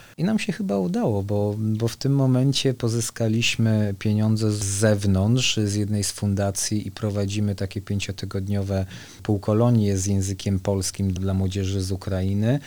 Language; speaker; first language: Polish; native; Polish